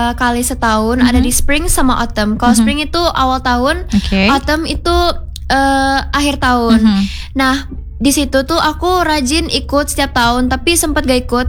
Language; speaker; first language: Indonesian; non-native, local second language; English